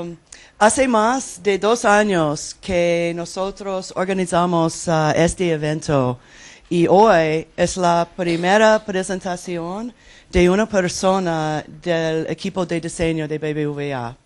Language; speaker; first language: Spanish; non-native, learner; English